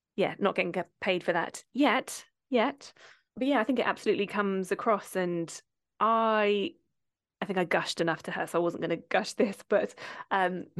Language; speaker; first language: English; native; English